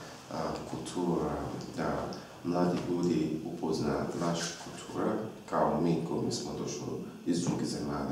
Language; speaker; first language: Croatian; non-native, learner; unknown